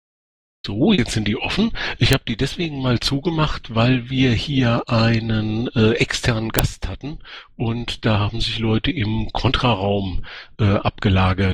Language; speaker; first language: German; native; German